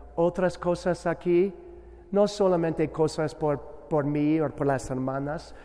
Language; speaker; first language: Spanish; non-native, learner; English